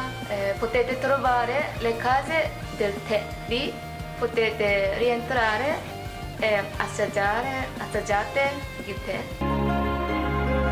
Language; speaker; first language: Italian; non-native, learner; Japanese